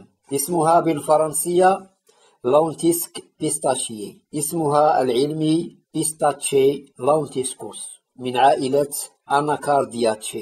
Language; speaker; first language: Arabic; native; Arabic